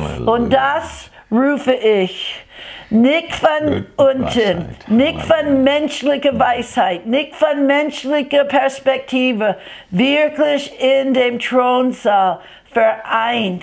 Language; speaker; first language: German; non-native, fluent; English